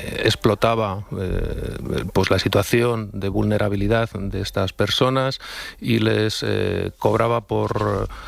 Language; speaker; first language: Spanish; native; Spanish